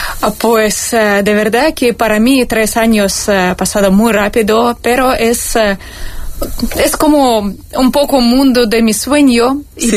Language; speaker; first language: Spanish; non-native, fluent; Russian